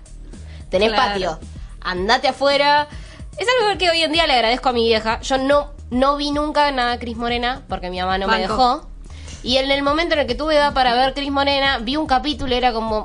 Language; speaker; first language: Spanish; native; Spanish